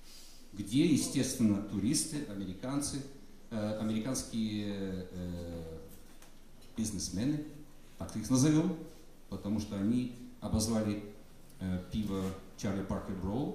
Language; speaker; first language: Russian; native; Russian